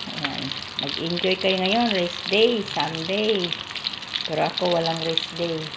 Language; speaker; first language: Filipino; non-native, local second language; Cebuano